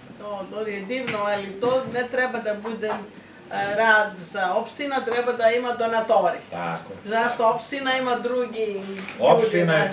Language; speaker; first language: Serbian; non-native, learner; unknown